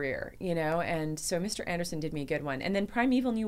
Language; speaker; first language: English; native; English